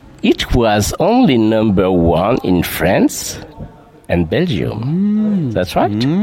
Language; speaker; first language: English; non-native, learner; French